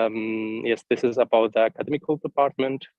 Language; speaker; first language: English; non-native, fluent; Arabic